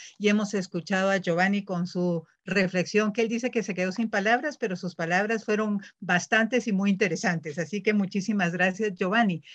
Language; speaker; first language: Spanish; native; Spanish